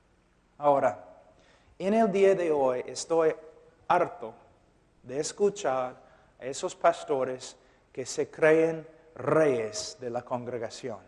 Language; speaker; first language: Spanish; non-native, fluent; English